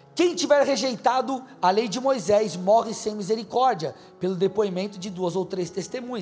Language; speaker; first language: Portuguese; native; Portuguese